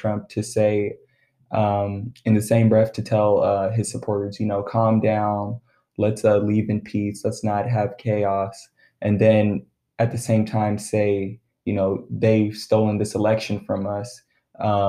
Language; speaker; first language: English; early bilingual, other home language; Arabic